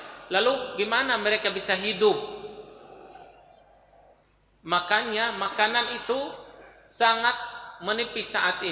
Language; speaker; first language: Indonesian; non-native, fluent; Arabic